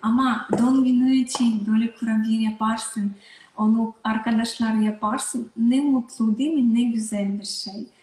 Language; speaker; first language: Turkish; non-native, learner; Russian